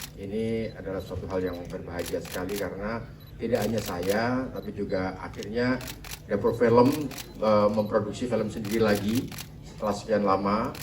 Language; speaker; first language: Indonesian; native; Indonesian